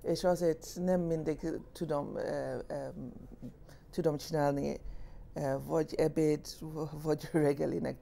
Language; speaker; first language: Hungarian; early bilingual, heritage; English